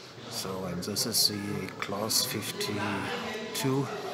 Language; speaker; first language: English; non-native, learner; German